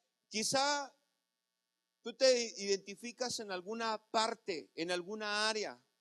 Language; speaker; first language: Spanish; native; Spanish